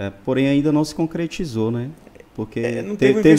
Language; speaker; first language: Portuguese; native; Portuguese